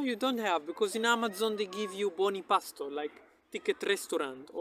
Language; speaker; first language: English; non-native, local second language; Italian